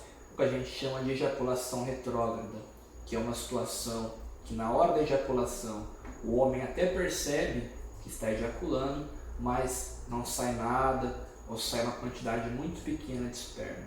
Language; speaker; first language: Portuguese; native; Portuguese